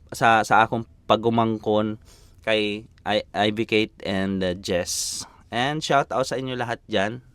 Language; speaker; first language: Filipino; native; Filipino